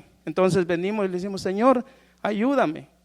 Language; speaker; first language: Spanish; native; Spanish